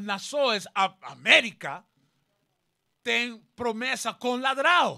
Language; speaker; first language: Portuguese; non-native, learner; Spanish